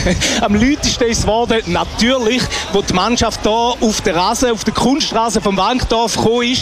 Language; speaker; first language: German; native; German